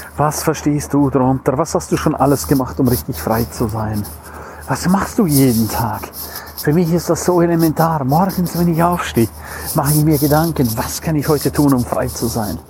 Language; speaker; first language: German; non-native, local second language; Romansh